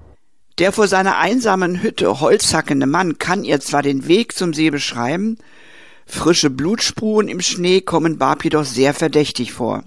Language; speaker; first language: German; native; German